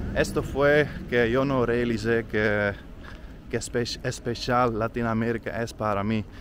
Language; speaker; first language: Spanish; non-native, fluent; Dutch